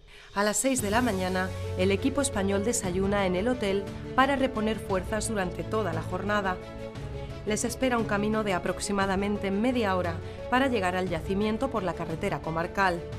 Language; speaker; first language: Spanish; native; Spanish